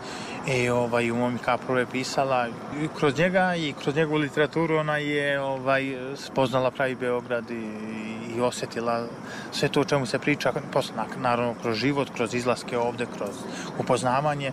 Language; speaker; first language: Serbian; native; Serbian